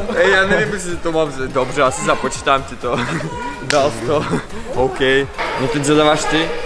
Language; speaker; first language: Czech; early bilingual, other home language; Russian